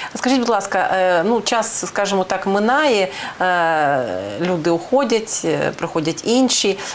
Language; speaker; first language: Ukrainian; non-native, local second language; Russian